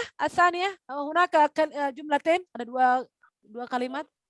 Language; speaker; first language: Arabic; non-native, fluent; Indonesian